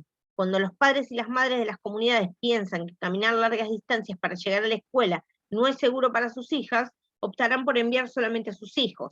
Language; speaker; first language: Spanish; native; Spanish